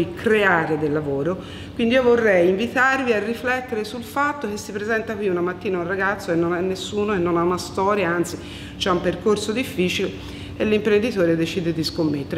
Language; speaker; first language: Italian; native; Italian